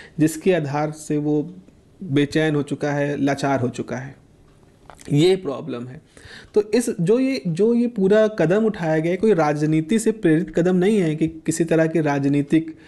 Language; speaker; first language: Hindi; native; Hindi